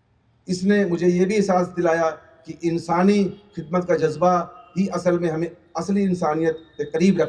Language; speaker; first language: Hindi; native; Hindi